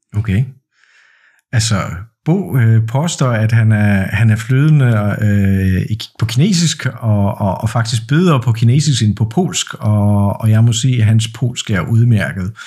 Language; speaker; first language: Danish; non-native, fluent; Polish